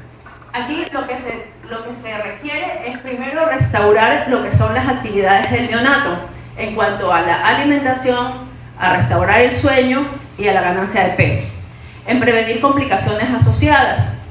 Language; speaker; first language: Spanish; native; Spanish